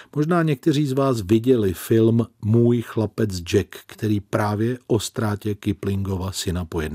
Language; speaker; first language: Czech; native; Czech